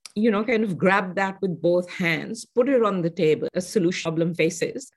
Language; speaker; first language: English; non-native, local second language; Urdu